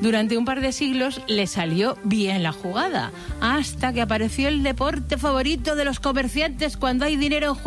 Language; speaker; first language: Spanish; native; Spanish